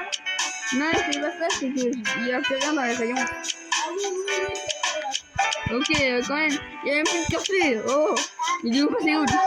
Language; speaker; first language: French; native; French